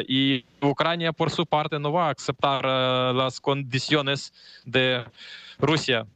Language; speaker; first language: Spanish; non-native, fluent; Ukrainian